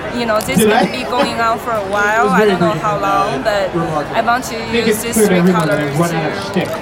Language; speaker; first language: English; non-native, learner; Chinese